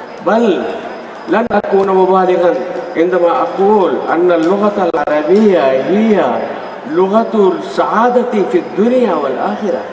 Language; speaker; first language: Arabic; non-native, fluent; Urdu